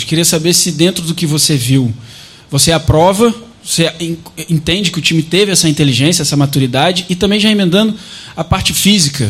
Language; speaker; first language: Portuguese; native; Portuguese